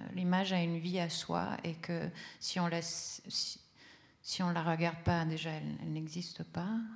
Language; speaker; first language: French; early bilingual, other home language; Italian